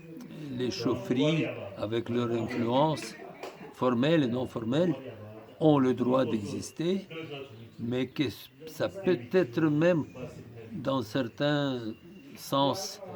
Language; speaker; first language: French; non-native, fluent; Russian